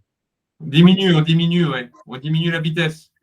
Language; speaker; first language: French; native; French